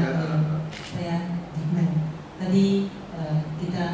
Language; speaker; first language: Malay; non-native, local second language; Chinese